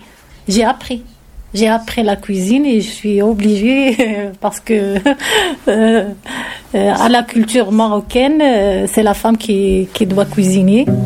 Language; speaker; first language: French; non-native, learner; Arabic